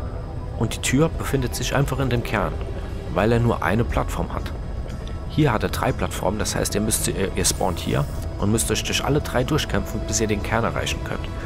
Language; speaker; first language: German; native; German